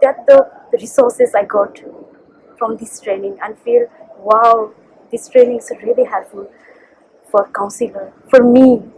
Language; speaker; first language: English; non-native, learner; Nepali